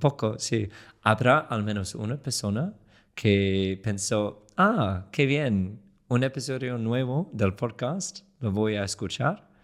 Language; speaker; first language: Spanish; non-native, fluent; English